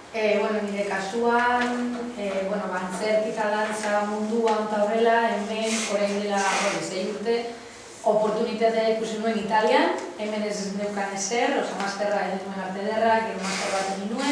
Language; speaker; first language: Basque; non-native, local second language; Spanish